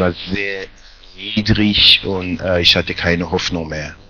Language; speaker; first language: German; non-native, fluent; French